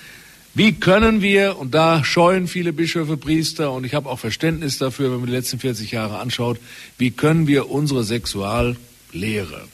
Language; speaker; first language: German; native; German